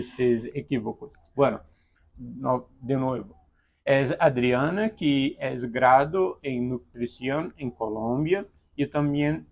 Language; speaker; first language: Spanish; non-native, learner; Portuguese